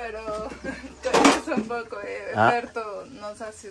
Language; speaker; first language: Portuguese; non-native, learner; Spanish